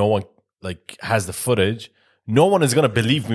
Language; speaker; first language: English; non-native, fluent; Persian